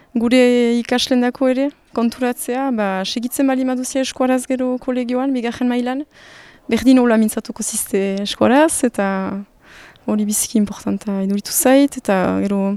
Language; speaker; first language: Basque; native; Basque